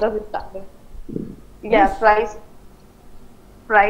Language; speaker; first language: German; non-native, learner; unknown